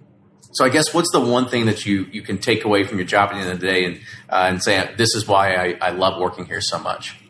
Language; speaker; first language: English; native; English